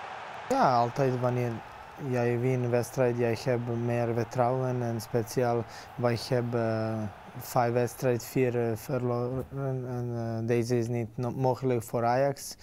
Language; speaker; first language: Dutch; non-native, learner; Serbian